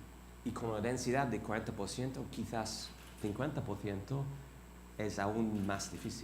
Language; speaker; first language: Spanish; non-native, fluent; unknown